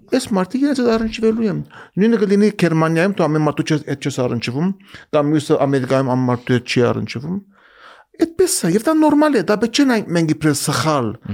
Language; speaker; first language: Armenian; early bilingual, heritage; Armenian